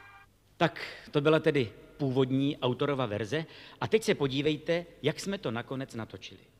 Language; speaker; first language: Czech; native; Czech